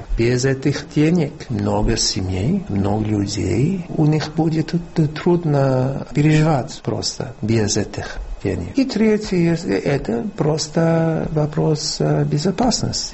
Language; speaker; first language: Russian; non-native, fluent; English